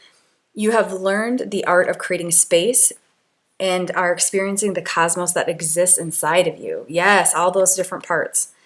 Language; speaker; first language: English; native; English